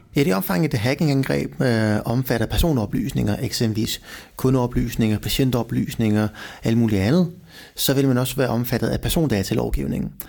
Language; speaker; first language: Danish; early bilingual, other home language; Persian